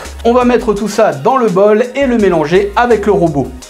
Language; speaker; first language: French; native; French